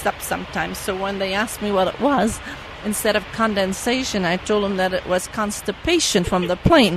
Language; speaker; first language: English; non-native, fluent; Dutch